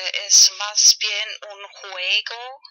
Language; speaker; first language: Spanish; non-native, learner; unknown